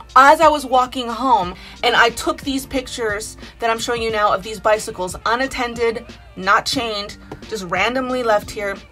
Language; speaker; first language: English; native; English